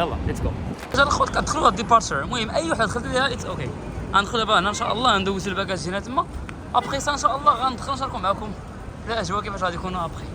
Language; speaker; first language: Arabic; native; Arabic